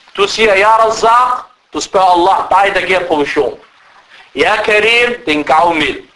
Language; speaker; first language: Danish; early bilingual, other home language; Arabic